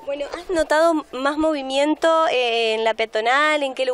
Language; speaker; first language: Spanish; native; Spanish